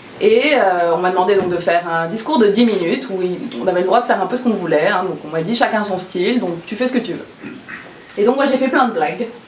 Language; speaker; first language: French; early bilingual, other home language; Korean